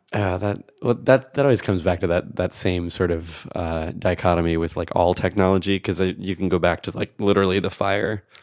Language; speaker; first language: English; native; English